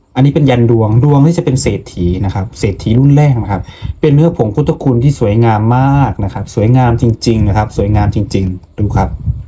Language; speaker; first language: Thai; non-native, local second language; Lao